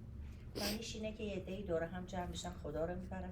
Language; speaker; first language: Persian; native; Persian